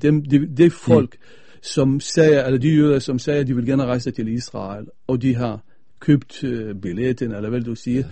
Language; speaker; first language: Danish; non-native, fluent; Arabic